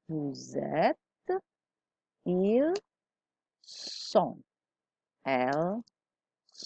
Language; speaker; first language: French; non-native, fluent; Indonesian